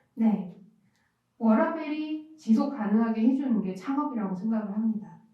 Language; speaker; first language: Korean; native; Korean